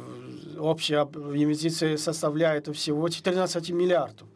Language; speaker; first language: Russian; non-native, fluent; Chinese